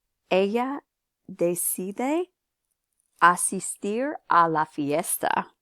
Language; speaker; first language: Spanish; non-native, fluent; English